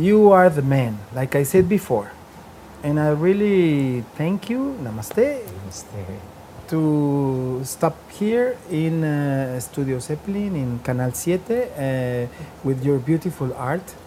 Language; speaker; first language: English; non-native, learner; Spanish